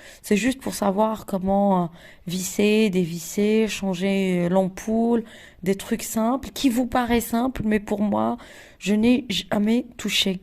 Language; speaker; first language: French; non-native, local second language; Arabic